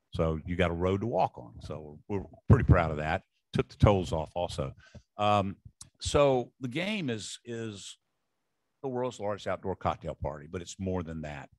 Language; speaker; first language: English; native; English